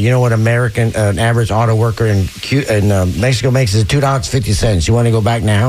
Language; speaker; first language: English; native; English